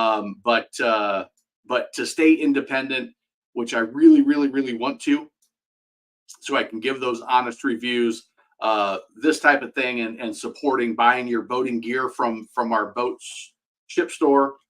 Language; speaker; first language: English; native; English